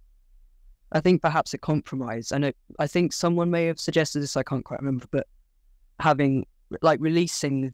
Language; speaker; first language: English; native; English